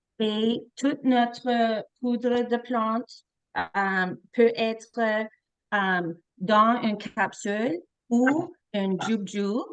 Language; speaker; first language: French; non-native, local second language; English